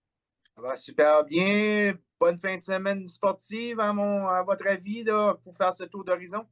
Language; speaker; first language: French; native; French